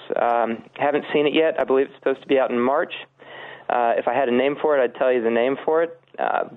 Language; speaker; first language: English; native; English